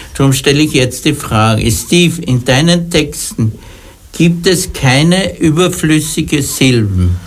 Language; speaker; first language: German; native; German